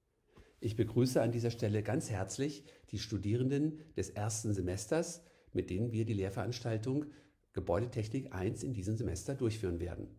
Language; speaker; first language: German; native; German